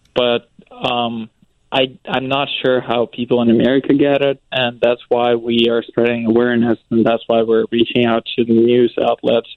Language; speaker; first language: English; non-native, fluent; Ukrainian